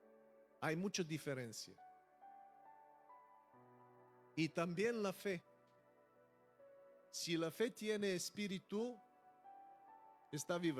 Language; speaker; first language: Spanish; non-native, fluent; Bulgarian